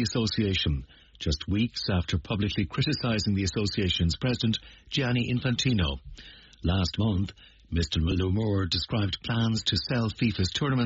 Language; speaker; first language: English; native; English